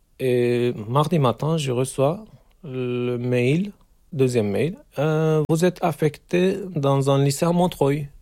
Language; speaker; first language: French; non-native, learner; Turkish